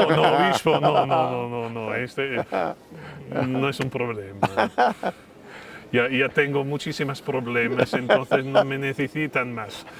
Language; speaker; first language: Spanish; non-native, fluent; French